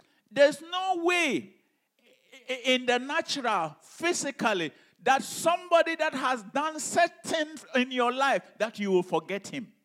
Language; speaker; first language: English; non-native, local second language; Hausa